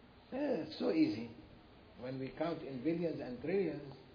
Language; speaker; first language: English; non-native, fluent; Arabic